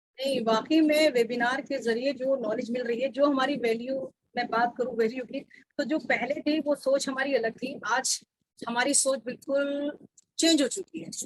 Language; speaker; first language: Hindi; native; Hindi